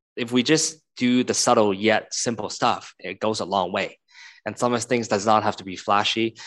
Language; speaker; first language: English; non-native, local second language; Cantonese